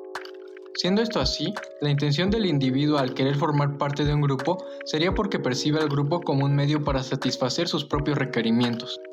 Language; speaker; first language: Spanish; native; Spanish